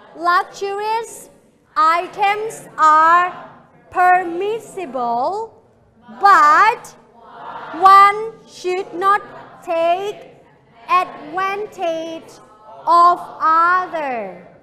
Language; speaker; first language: English; non-native, fluent; Thai